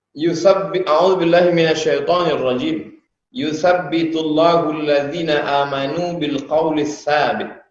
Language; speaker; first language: Malay; native; Malay